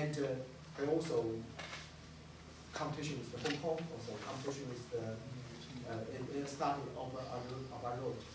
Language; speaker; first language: English; non-native, learner; Chinese